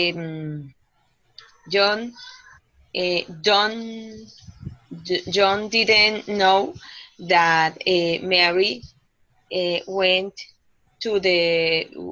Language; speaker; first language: English; non-native, learner; Spanish